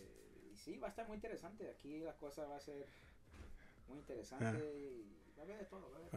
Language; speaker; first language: Spanish; early bilingual, heritage; Spanish